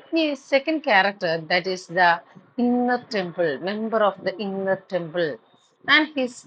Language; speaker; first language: English; non-native, local second language; Malayalam